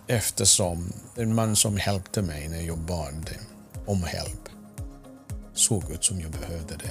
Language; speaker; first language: Swedish; non-native, fluent; Afrikaans